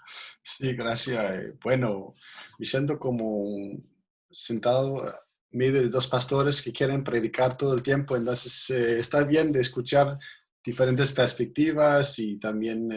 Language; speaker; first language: Spanish; non-native, fluent; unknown